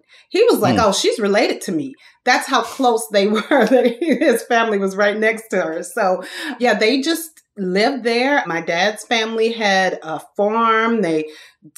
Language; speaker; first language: English; native; English